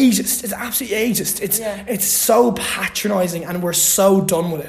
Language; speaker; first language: English; native; English